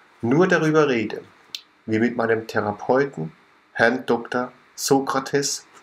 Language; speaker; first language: German; native; German